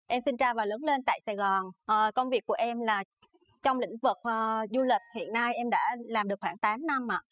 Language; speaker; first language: Vietnamese; native; Vietnamese